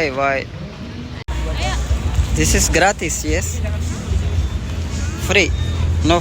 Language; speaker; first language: English; non-native, learner; Urdu